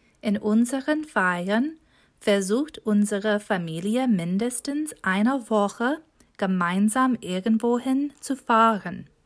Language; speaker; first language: German; non-native, fluent; English